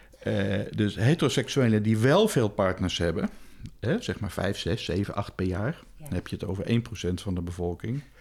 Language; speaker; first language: Dutch; native; Dutch